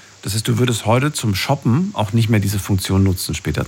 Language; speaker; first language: German; native; German